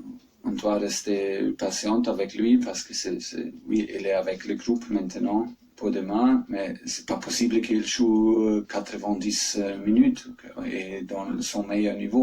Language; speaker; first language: French; non-native, fluent; German